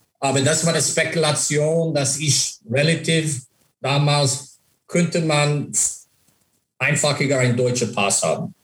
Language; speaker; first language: German; non-native, fluent; English